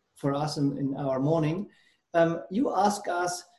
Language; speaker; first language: English; non-native, learner; German